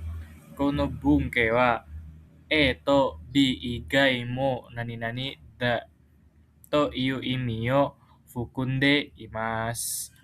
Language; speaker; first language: Japanese; non-native, learner; Indonesian